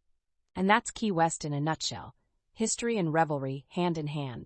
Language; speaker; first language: English; native; English